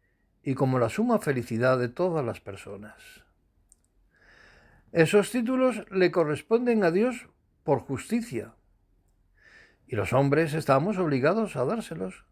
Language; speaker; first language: Spanish; native; Spanish